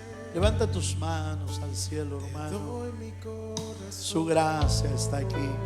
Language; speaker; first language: Spanish; native; Spanish